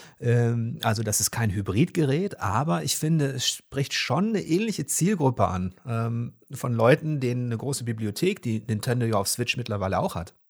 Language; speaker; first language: German; native; German